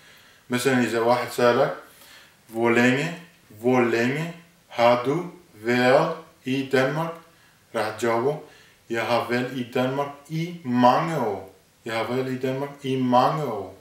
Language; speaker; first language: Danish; non-native, fluent; Arabic